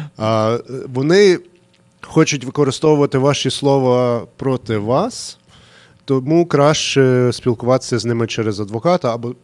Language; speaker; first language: Ukrainian; early bilingual, heritage; Ukrainian